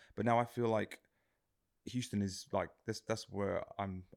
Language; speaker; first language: English; native; English